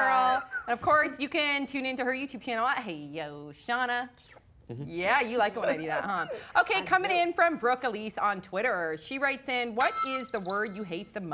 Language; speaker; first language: English; native; English